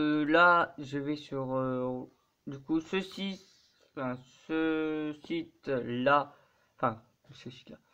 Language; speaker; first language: French; native; French